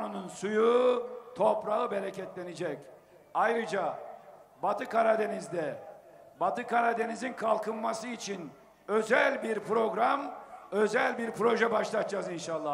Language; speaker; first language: Turkish; native; Turkish